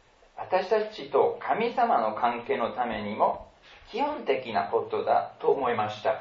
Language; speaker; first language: Japanese; non-native, fluent; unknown